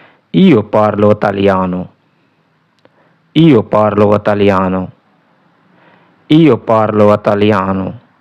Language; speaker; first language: Italian; non-native, fluent; Urdu